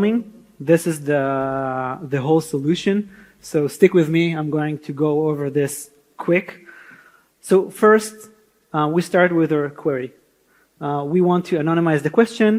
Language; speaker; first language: English; non-native, fluent; Hebrew